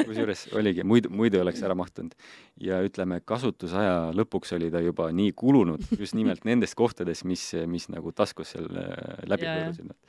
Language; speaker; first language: Estonian; non-native, local second language; Russian